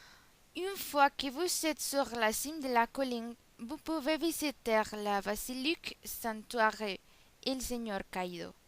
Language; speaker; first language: French; non-native, learner; Spanish